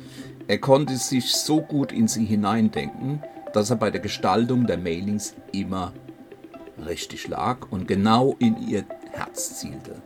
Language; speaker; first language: German; native; German